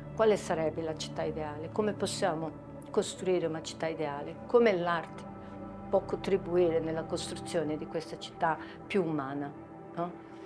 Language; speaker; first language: Italian; non-native, fluent; Portuguese